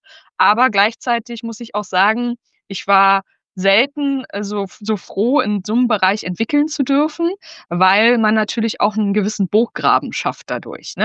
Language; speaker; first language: German; native; German